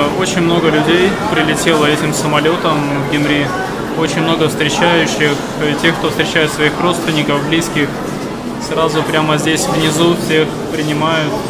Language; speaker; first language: Russian; native; Russian